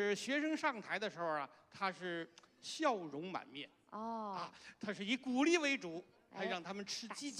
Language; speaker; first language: Chinese; native; Chinese